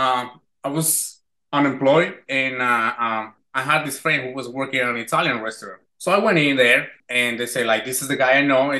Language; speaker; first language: English; non-native, fluent; Spanish